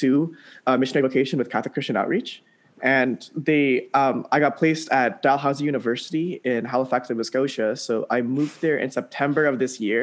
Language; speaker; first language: English; native; English